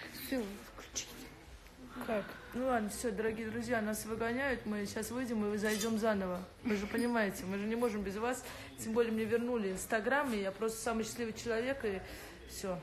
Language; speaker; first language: Russian; native; Russian